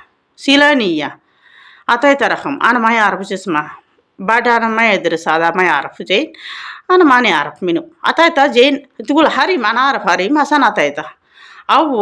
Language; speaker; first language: Arabic; non-native, learner; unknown